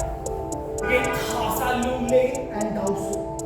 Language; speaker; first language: Vietnamese; non-native, learner; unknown